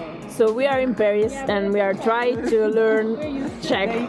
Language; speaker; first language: English; non-native, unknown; Italian